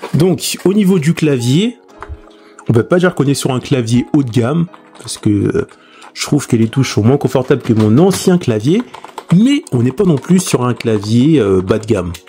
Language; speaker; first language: French; native; French